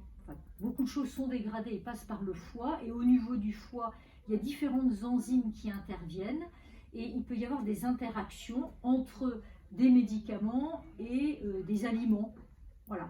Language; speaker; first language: French; native; French